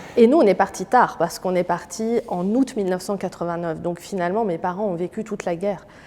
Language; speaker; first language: French; early bilingual, other home language; Arabic